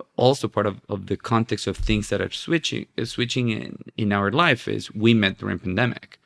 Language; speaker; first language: English; non-native, fluent; Spanish